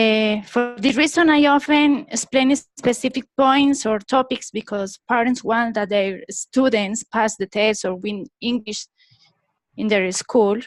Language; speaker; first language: English; non-native, learner; Spanish